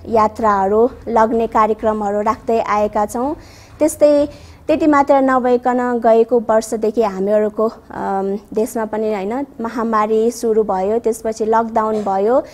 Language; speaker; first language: Nepali; non-native, local second language; Newari